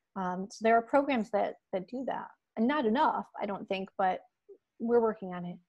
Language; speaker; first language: English; native; English